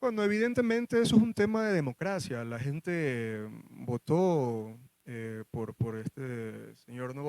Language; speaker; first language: Spanish; native; Spanish